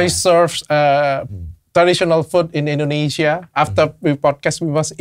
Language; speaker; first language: English; non-native, learner; Indonesian